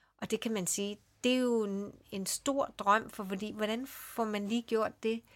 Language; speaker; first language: Danish; early bilingual, other home language; Swedish